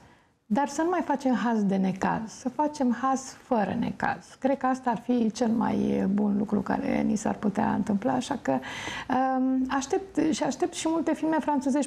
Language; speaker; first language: Romanian; native; Romanian